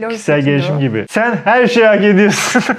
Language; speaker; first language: Turkish; native; Turkish